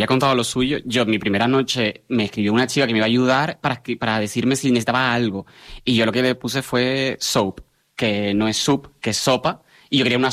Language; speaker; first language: Spanish; native; Spanish